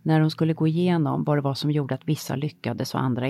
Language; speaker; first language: Swedish; native; Swedish